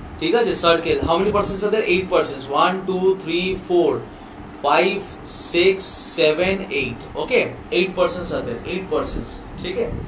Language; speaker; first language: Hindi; non-native, local second language; Bangla